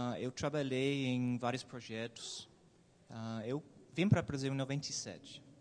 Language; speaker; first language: Portuguese; non-native, fluent; English